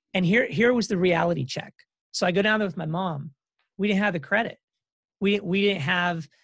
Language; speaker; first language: English; native; English